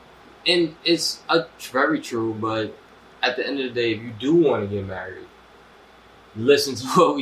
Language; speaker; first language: English; native; English